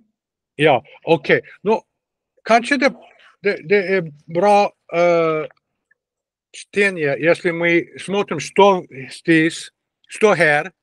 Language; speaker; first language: Swedish; non-native, learner; Russian